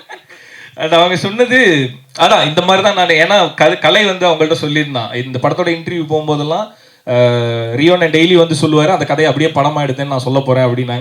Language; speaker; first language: Tamil; native; Tamil